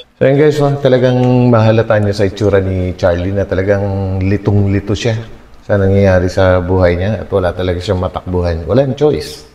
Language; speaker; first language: Filipino; non-native, local second language; Iloko